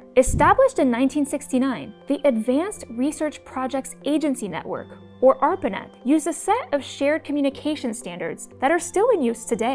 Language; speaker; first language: English; native; English